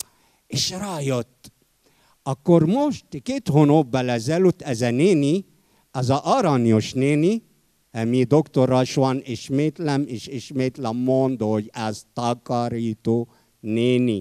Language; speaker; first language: Hungarian; non-native, fluent; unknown